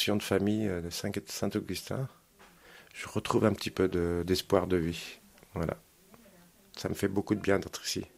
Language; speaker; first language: French; native; French